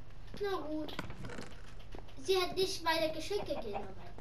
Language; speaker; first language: German; non-native, learner; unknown